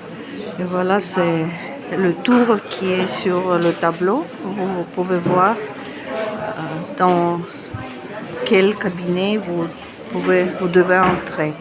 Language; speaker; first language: French; non-native, fluent; Russian